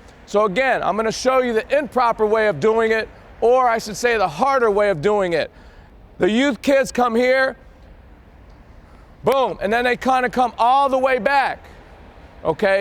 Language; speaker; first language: English; native; English